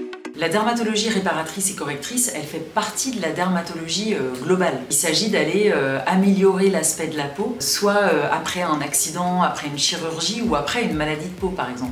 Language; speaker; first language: French; native; French